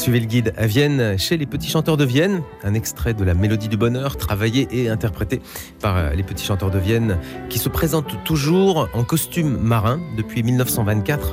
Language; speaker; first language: French; native; French